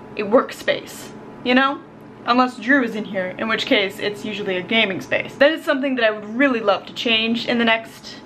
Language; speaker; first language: English; native; English